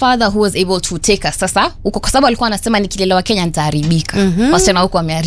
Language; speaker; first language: Swahili; native; Swahili